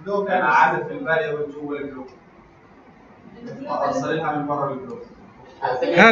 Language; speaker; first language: Arabic; native; Arabic